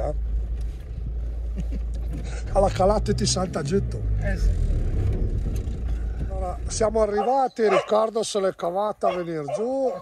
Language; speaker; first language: Italian; native; Italian